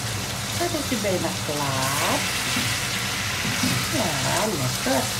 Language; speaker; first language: Dutch; non-native, local second language; Caribbean Hindustani